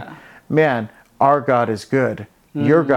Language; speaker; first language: English; native; English